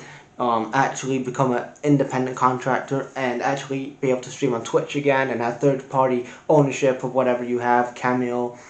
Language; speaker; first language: English; native; English